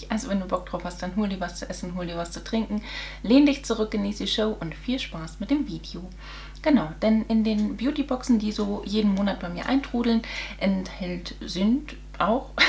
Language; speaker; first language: German; native; German